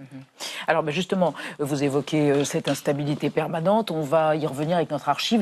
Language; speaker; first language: French; native; French